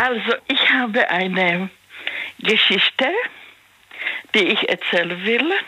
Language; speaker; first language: German; non-native, learner; Czech